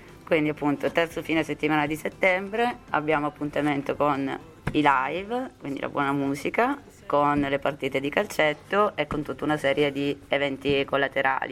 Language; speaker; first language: Italian; native; Italian